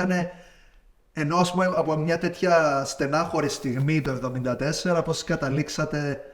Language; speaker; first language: Greek; native; Greek